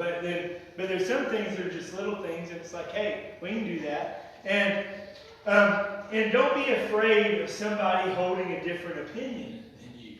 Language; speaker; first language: English; native; English